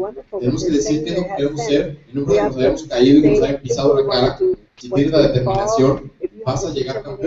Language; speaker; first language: Spanish; native; Spanish